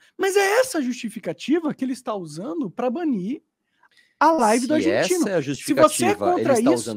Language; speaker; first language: Portuguese; native; Portuguese